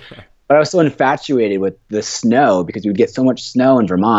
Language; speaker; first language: English; native; English